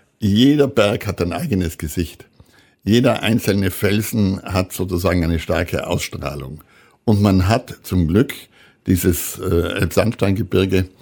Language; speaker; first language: German; native; German